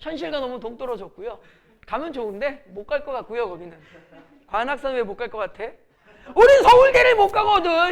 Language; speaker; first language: Korean; native; Korean